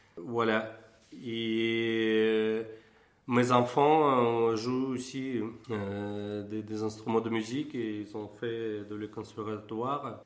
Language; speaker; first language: French; non-native, fluent; Russian